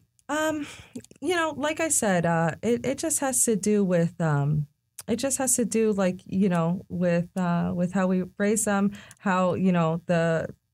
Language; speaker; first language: English; early bilingual, other home language; Spanish